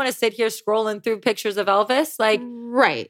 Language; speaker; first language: English; native; English